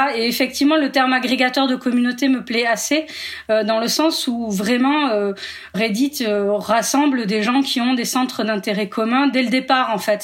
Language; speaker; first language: French; native; French